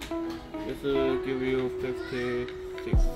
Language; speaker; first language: English; non-native, learner; Chinese